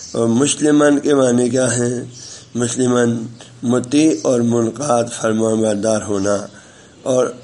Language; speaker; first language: Urdu; non-native, local second language; Balti